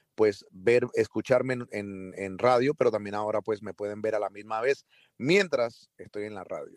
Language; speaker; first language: Spanish; early bilingual, heritage; Spanish